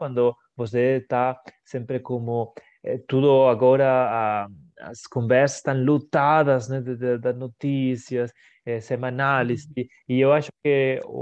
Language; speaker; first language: Portuguese; non-native, fluent; Spanish